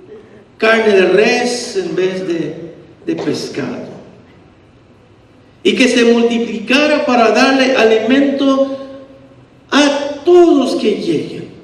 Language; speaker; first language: Spanish; early bilingual, heritage; Spanish